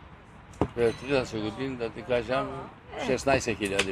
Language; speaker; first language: Bulgarian; early bilingual, heritage; Bulgarian